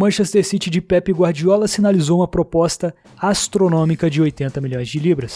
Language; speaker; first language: Portuguese; native; Portuguese